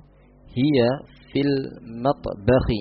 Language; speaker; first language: Arabic; non-native, fluent; Indonesian